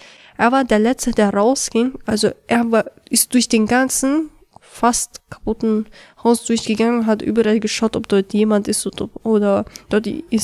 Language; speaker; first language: German; early bilingual, other home language; Chechen